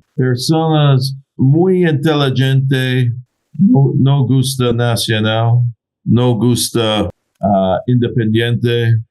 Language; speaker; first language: Spanish; non-native, learner; English